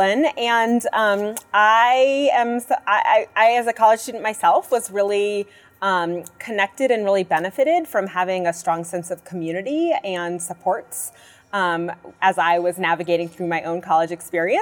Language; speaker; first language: English; native; English